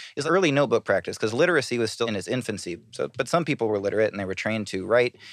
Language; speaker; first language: English; native; English